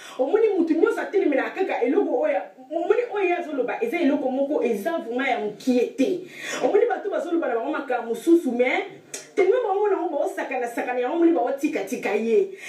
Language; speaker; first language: Lingala; non-native, local second language; Kongo